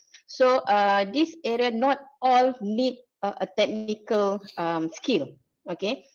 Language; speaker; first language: English; non-native, local second language; Malay